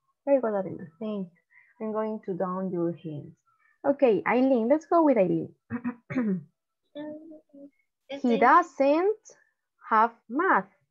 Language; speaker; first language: English; non-native, learner; Spanish